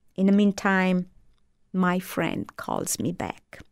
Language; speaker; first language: English; non-native, fluent; Italian